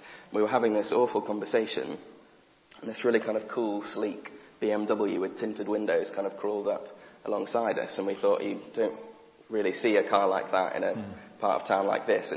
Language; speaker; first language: English; native; English